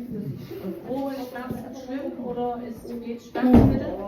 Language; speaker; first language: German; native; German